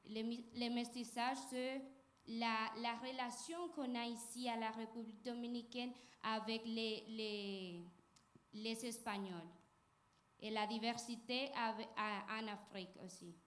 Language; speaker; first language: French; non-native, fluent; Spanish